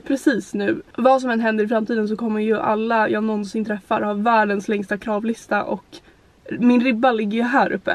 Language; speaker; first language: Swedish; native; Swedish